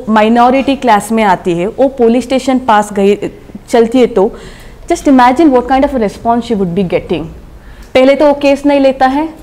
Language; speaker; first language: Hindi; non-native, local second language; Kannada